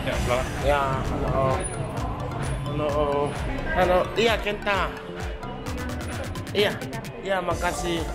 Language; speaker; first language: Indonesian; non-native, fluent; Japanese